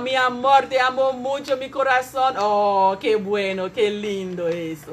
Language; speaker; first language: Spanish; non-native, learner; Haitian Creole